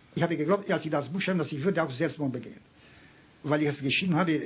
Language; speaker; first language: German; non-native, fluent; Romanian